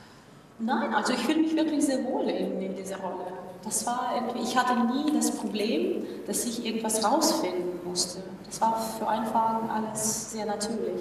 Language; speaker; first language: German; non-native, fluent; Russian